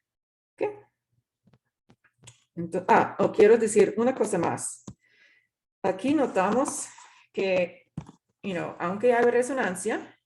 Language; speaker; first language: Spanish; non-native, fluent; English